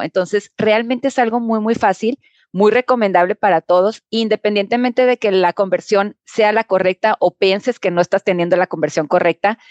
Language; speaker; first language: Spanish; native; Spanish